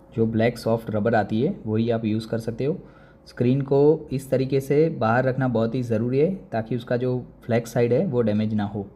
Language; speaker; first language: Hindi; non-native, local second language; Gujarati